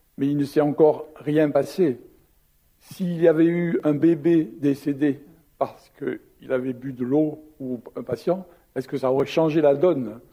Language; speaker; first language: French; native; French